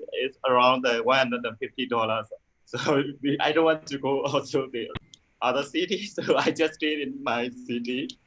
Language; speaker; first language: English; non-native, learner; Burmese